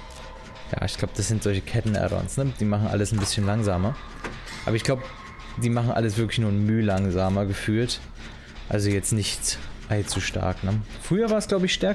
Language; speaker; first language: German; native; German